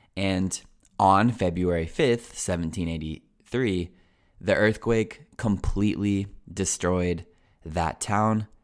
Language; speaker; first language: English; native; English